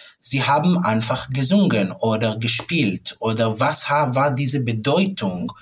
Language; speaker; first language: German; non-native, fluent; Hebrew